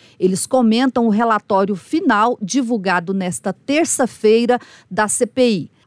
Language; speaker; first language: Portuguese; native; Portuguese